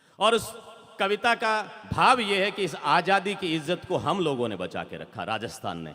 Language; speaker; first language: Hindi; non-native, local second language; Rajasthani